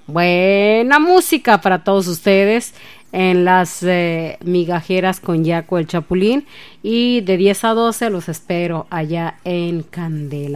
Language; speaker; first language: Spanish; native; Spanish